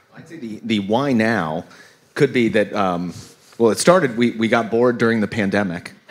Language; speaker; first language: English; native; English